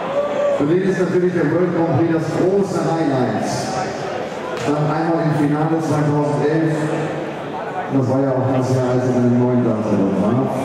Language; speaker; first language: German; native; German